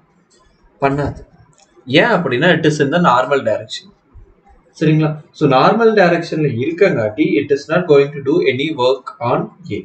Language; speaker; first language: Tamil; native; Tamil